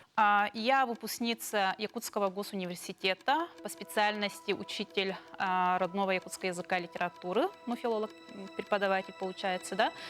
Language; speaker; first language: Russian; non-native, local second language; Yakut